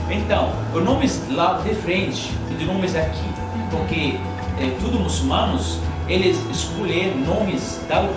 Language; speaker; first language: Portuguese; non-native, learner; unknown